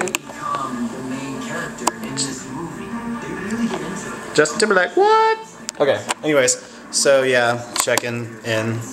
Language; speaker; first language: English; native; English